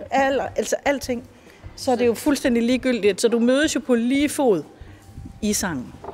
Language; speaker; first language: Danish; native; Danish